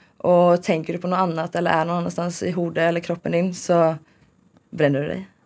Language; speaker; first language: Swedish; native; Swedish